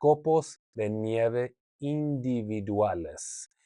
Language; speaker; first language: Spanish; non-native, learner; English